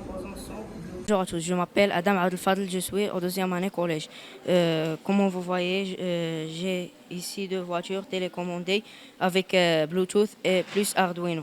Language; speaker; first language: French; non-native, learner; Arabic